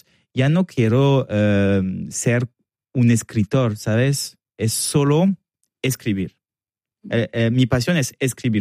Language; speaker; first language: Spanish; non-native, learner; French